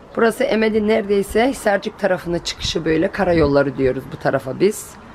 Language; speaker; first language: Turkish; native; Turkish